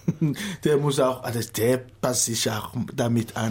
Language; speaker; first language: German; non-native, fluent; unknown